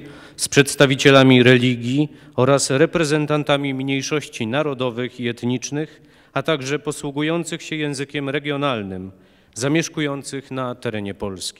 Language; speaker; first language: Polish; native; Polish